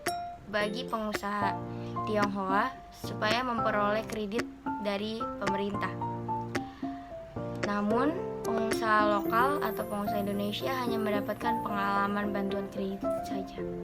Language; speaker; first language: Indonesian; native; Indonesian